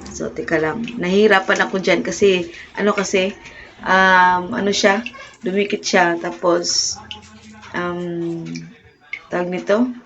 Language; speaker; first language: Filipino; non-native, local second language; Cebuano